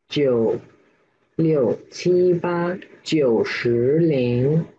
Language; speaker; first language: Chinese; non-native, learner; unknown